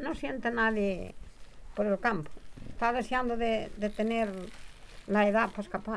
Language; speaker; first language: Spanish; non-native, local second language; Galician